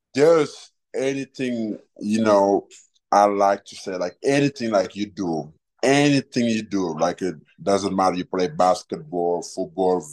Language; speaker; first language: English; non-native, fluent; Wolof